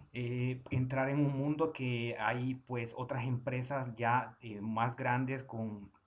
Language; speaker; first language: Spanish; native; Spanish